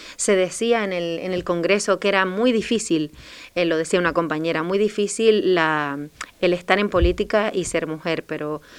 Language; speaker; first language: Spanish; native; Spanish